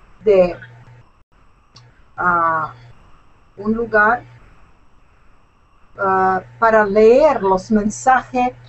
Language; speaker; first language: Spanish; non-native, learner; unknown